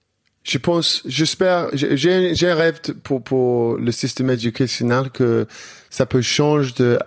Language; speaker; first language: French; non-native, learner; English